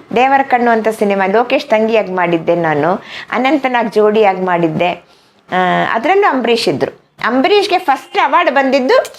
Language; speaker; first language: Kannada; native; Kannada